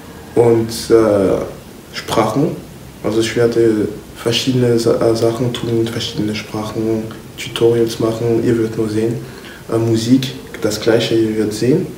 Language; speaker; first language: German; non-native, learner; French